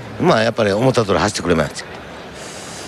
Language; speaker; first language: Japanese; native; Japanese